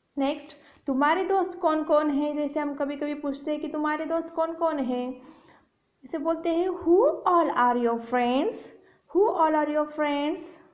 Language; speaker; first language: Hindi; native; Hindi